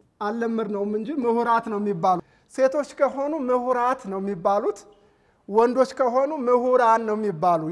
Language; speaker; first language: Amharic; native; Amharic